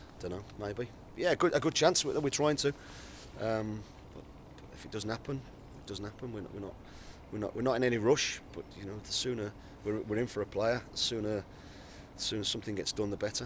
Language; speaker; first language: English; native; English